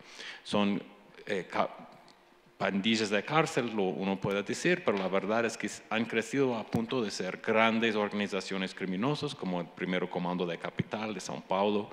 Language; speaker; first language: Spanish; non-native, fluent; English